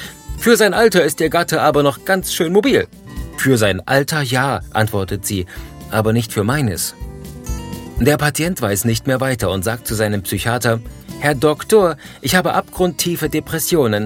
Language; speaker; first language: German; native; German